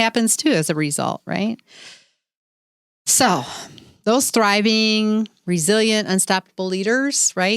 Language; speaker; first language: English; native; English